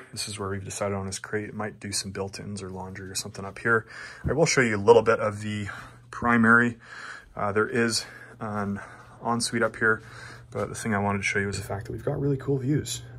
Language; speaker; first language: English; native; English